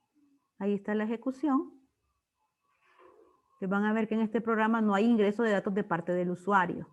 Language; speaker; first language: Spanish; native; Spanish